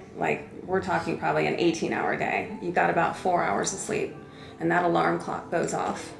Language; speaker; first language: English; native; English